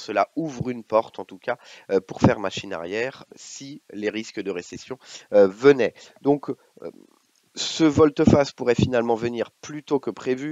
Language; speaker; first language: French; native; French